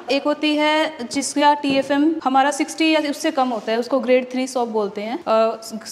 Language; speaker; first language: Hindi; native; Hindi